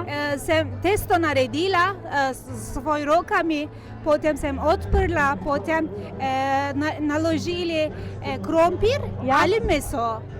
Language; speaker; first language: Slovenian; non-native, learner; Turkish